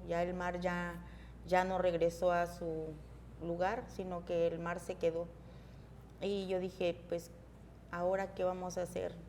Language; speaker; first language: Spanish; native; Spanish